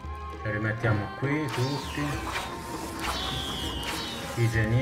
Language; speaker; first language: Italian; native; Italian